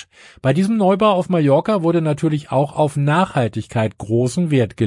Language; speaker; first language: German; native; German